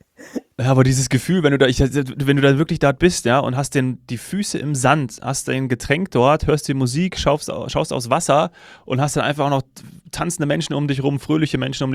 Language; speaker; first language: German; native; German